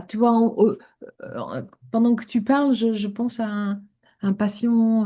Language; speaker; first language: French; native; French